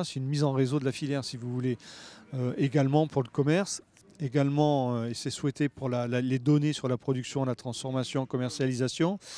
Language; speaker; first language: French; native; French